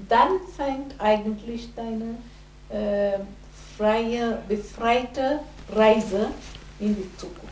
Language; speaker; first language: German; non-native, fluent; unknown